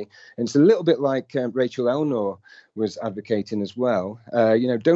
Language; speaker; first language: English; native; English